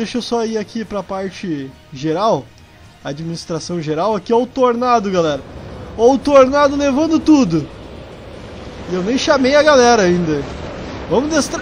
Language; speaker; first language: Portuguese; native; Portuguese